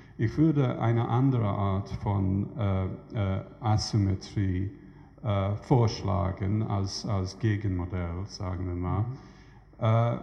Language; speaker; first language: German; non-native, fluent; English